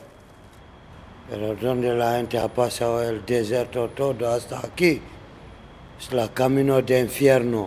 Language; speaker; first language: Spanish; non-native, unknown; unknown